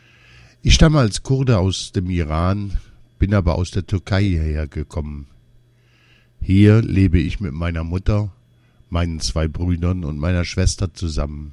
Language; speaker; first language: German; non-native, learner; Kurdish